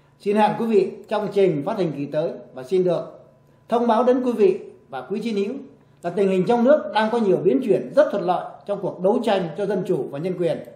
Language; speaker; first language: Vietnamese; native; Vietnamese